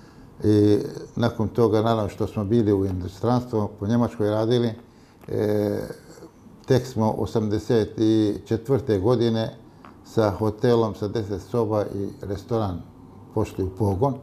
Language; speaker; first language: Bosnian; early bilingual, heritage; Bosnian